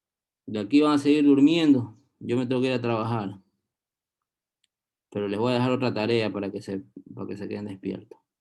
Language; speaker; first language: Spanish; native; Spanish